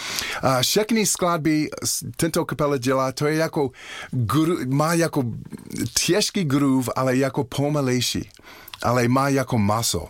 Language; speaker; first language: Czech; non-native, learner; English